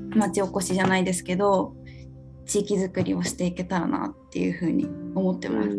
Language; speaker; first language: Japanese; native; Japanese